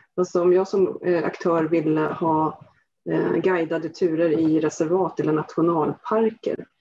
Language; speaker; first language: Swedish; native; Swedish